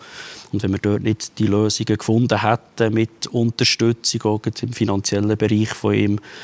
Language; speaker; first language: German; native; German